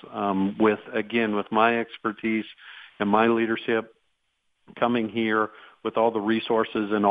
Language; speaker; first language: English; native; English